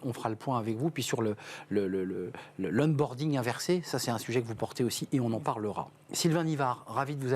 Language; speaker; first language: French; native; French